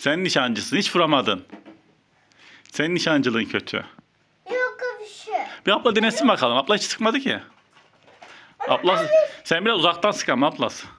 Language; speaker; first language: Turkish; native; Turkish